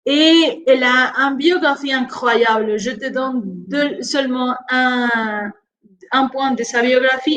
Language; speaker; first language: French; non-native, fluent; Spanish